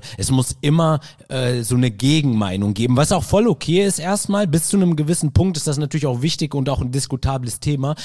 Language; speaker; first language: German; early bilingual, other home language; Arabic